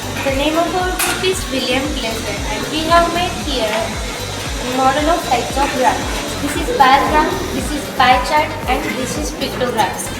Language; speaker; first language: English; non-native, learner; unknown